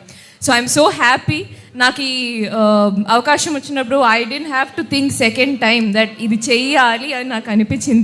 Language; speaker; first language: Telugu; non-native, local second language; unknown